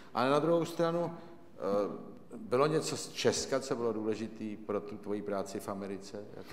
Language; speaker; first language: Czech; native; Czech